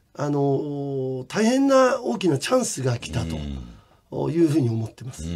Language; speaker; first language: Japanese; native; Japanese